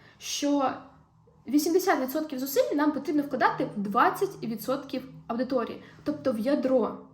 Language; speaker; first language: Ukrainian; non-native, local second language; Russian